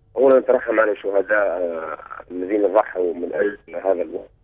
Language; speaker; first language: Arabic; native; Arabic